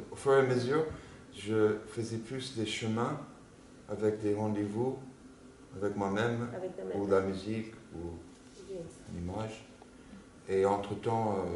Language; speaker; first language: French; non-native, fluent; English